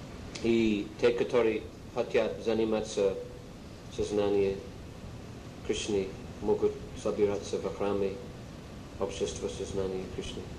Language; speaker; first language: Russian; non-native, learner; English